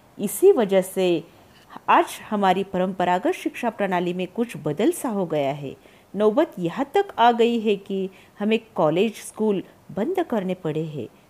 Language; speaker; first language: Hindi; non-native, local second language; Marathi